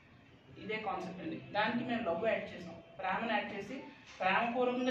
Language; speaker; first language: Telugu; native; Telugu